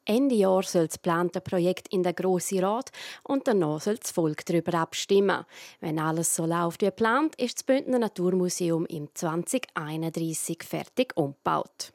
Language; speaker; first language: German; native; German